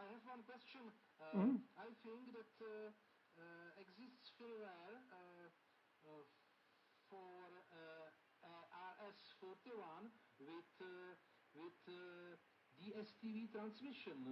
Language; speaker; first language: English; non-native, learner; Czech